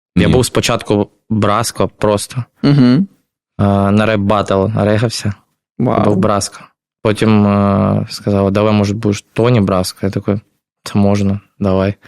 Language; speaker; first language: Ukrainian; non-native, local second language; Russian